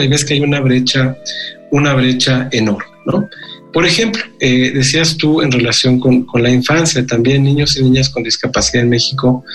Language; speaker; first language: Spanish; native; Spanish